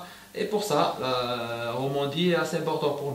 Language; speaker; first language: French; non-native, local second language; German